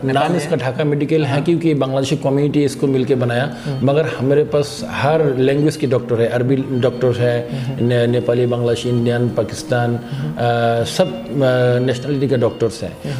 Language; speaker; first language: Hindi; non-native, fluent; Bangla